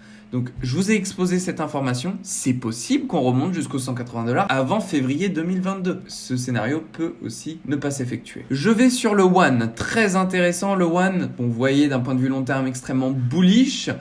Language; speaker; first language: French; native; French